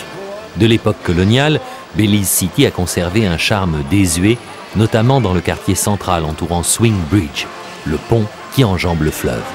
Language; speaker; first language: French; native; French